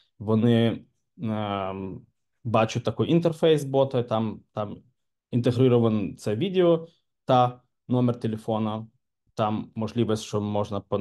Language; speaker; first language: Ukrainian; non-native, local second language; Russian